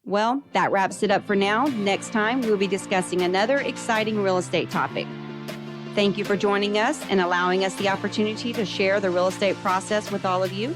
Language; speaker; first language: English; native; English